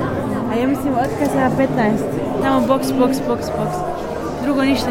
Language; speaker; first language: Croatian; early bilingual, heritage; Bosnian